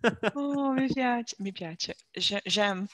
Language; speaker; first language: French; non-native, learner; Portuguese